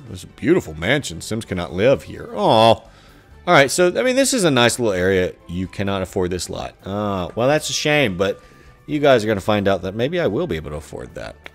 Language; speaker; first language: English; native; English